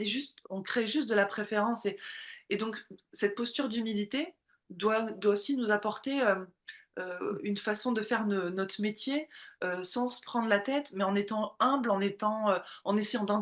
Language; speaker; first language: French; native; French